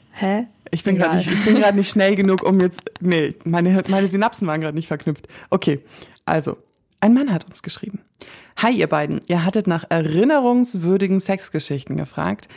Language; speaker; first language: German; native; German